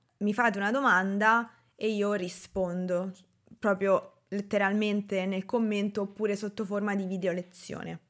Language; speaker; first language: Italian; native; Italian